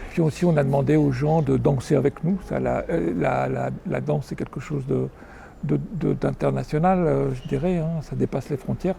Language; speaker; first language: French; native; French